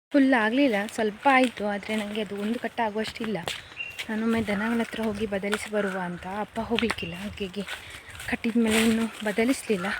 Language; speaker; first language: Kannada; non-native, local second language; Konkani